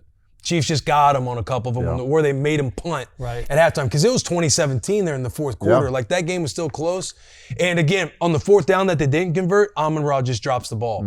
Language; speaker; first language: English; native; English